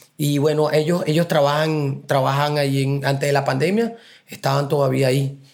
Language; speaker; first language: Spanish; native; Spanish